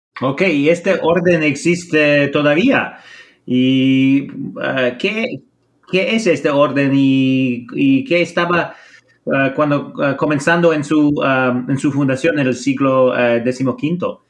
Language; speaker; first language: Spanish; non-native, fluent; English